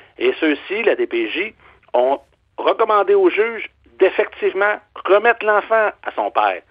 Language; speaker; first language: French; native; French